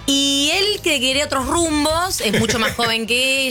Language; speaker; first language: Spanish; native; Spanish